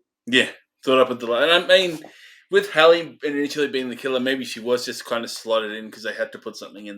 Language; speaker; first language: English; native; English